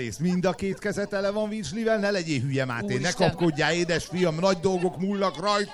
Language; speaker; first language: Hungarian; native; Hungarian